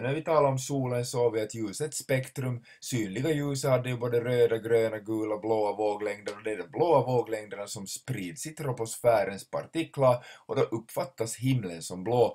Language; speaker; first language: Swedish; native; Swedish